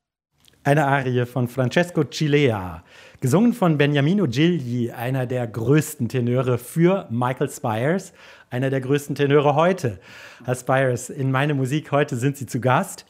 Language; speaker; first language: German; native; German